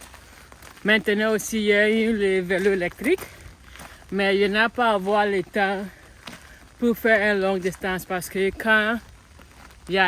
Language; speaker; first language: French; non-native, learner; English